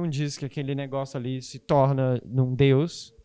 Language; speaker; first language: Portuguese; native; Portuguese